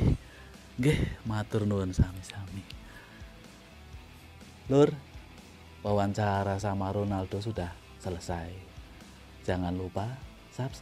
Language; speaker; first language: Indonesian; non-native, local second language; Javanese